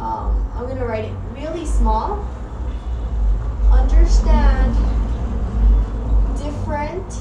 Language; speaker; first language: English; non-native, fluent; Spanish